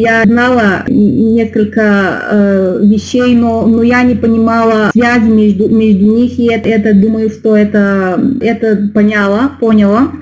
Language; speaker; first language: Russian; non-native, learner; Bulgarian